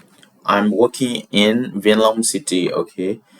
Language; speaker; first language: English; non-native, fluent; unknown